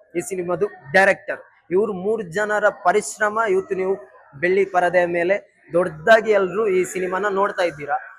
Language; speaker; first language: Kannada; native; Kannada